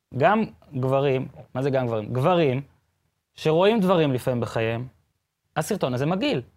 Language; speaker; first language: Hebrew; native; Hebrew